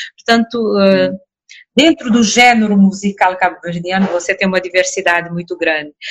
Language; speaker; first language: Portuguese; non-native, local second language; Kabuverdianu